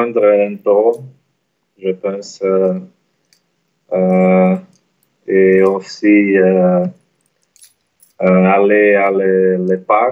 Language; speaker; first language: French; non-native, learner; Portuguese